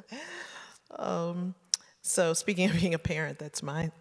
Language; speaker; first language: English; native; English